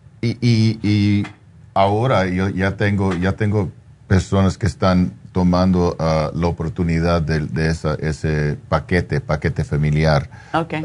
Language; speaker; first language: Spanish; non-native, fluent; English